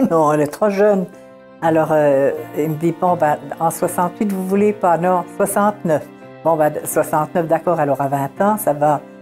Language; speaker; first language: French; early bilingual, other home language; Italian